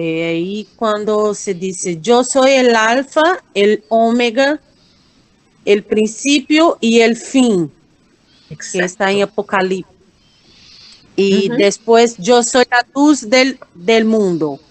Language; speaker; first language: Spanish; non-native, fluent; Portuguese